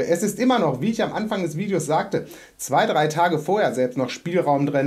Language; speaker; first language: German; native; German